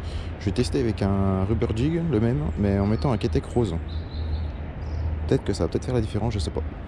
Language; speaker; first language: French; native; French